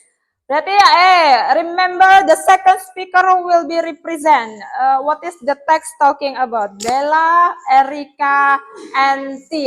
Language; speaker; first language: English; non-native, learner; Indonesian